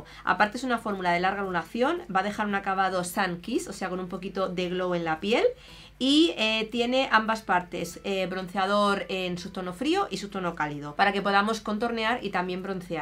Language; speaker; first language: Spanish; native; Spanish